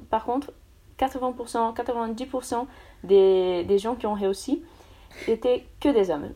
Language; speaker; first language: French; non-native, fluent; Portuguese